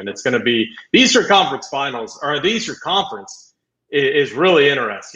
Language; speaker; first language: English; native; English